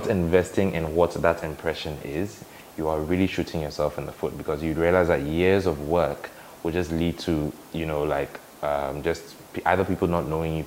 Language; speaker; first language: English; non-native, local second language; Akan